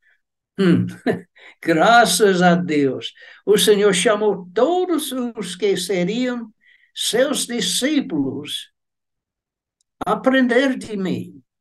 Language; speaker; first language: Portuguese; non-native, fluent; English